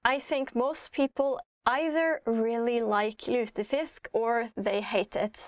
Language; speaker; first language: English; non-native, fluent; Norwegian